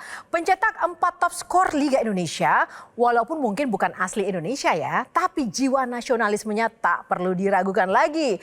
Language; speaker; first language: Indonesian; native; Indonesian